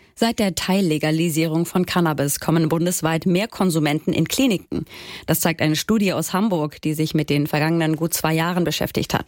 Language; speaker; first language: German; native; German